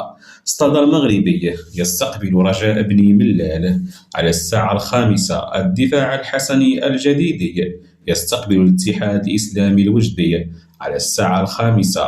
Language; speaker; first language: Arabic; native; Arabic